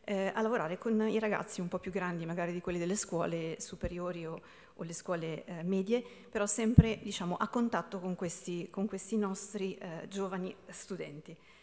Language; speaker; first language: Italian; native; Italian